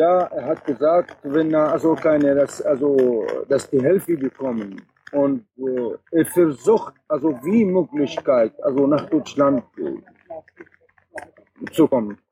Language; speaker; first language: German; non-native, learner; Arabic